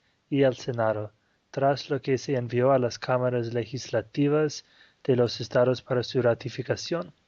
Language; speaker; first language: Spanish; non-native, fluent; Portuguese